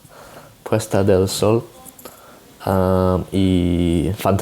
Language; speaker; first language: Spanish; non-native, learner; Dutch